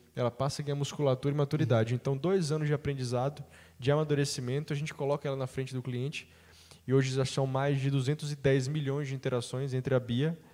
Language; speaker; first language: Portuguese; native; Portuguese